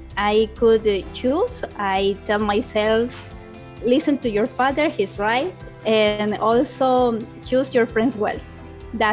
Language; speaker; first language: English; non-native, learner; Spanish